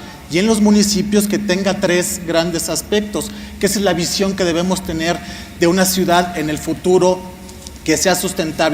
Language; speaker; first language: Spanish; native; Spanish